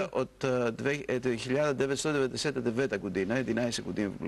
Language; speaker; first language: Bulgarian; non-native, fluent; Greek